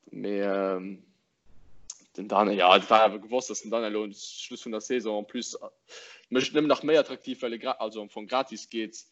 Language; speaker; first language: Luxembourgish; early bilingual, other home language; English